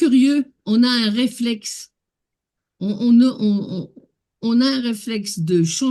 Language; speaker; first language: French; native; French